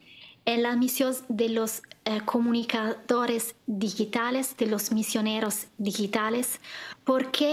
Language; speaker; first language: Spanish; non-native, fluent; Italian